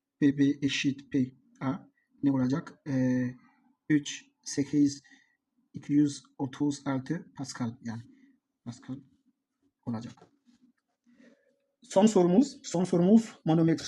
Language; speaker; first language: Turkish; non-native, learner; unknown